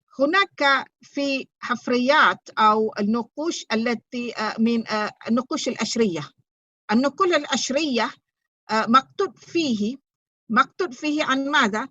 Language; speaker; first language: Arabic; non-native, fluent; Malay